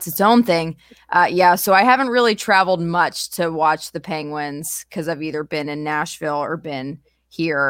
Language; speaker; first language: English; native; English